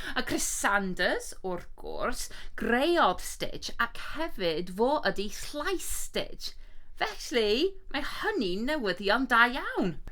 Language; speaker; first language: Welsh; non-native, fluent; English